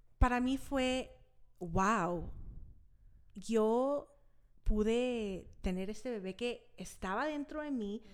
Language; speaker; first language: Spanish; early bilingual, heritage; Spanish